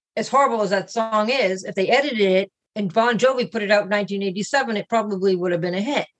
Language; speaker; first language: English; native; English